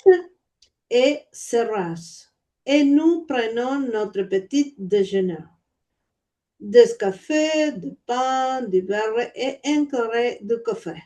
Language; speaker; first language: French; non-native, learner; Spanish